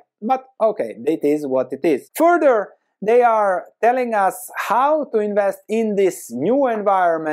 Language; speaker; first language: English; non-native, fluent; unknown